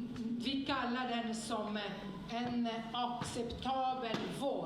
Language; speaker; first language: Swedish; non-native, fluent; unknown